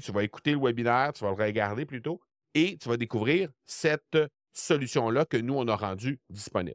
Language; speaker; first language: French; native; French